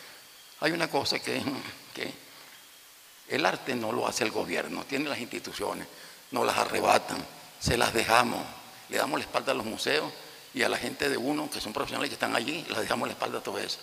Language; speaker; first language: Spanish; native; Spanish